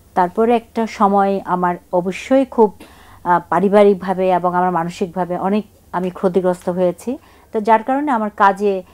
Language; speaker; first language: Bangla; non-native, local second language; Chakma